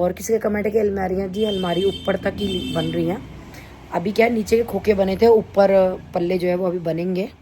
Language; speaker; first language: Hindi; native; Hindi